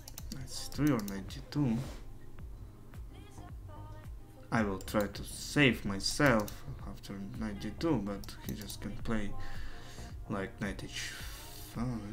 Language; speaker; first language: English; non-native, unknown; Ukrainian